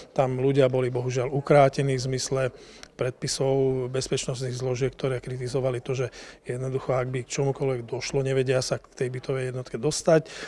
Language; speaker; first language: Slovak; native; Slovak